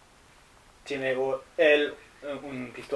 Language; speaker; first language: Spanish; non-native, learner; English